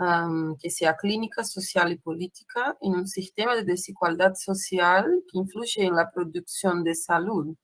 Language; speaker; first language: Spanish; non-native, fluent; Portuguese